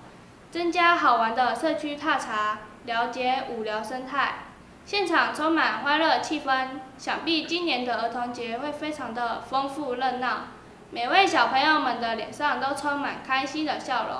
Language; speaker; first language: Chinese; native; Chinese